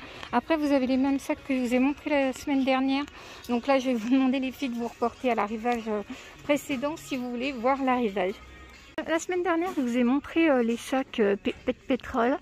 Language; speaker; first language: French; native; French